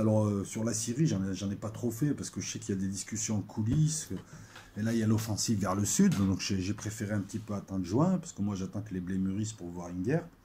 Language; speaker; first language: French; native; French